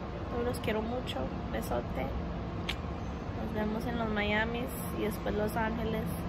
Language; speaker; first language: Spanish; early bilingual, heritage; Spanish